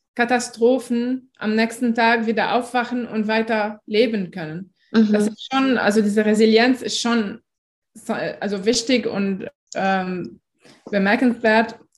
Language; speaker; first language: German; non-native, fluent; Arabic